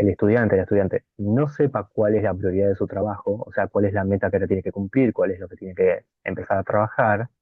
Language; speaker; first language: Spanish; native; Spanish